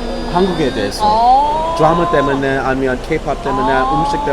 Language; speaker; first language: Korean; non-native, learner; English